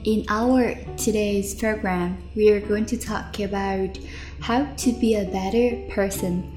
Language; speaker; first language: English; non-native, fluent; Chinese